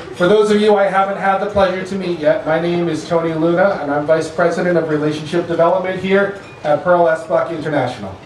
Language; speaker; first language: English; native; English